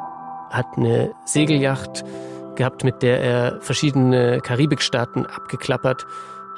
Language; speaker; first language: German; native; German